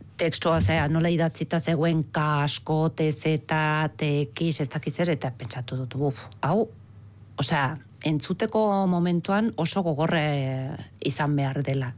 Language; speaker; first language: Basque; non-native, fluent; Swiss German